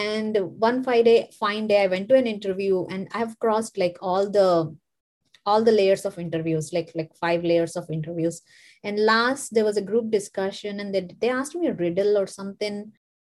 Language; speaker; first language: English; non-native, local second language; Kannada